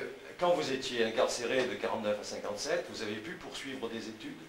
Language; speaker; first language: French; native; French